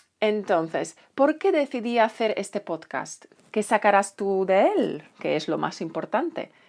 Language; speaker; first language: Spanish; non-native, fluent; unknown